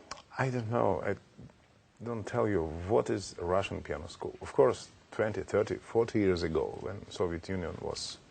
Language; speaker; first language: English; non-native, learner; Russian